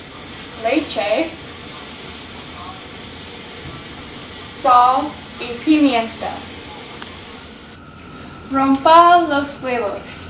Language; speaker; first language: Spanish; non-native, learner; English